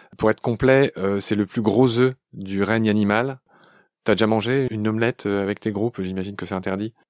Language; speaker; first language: French; native; French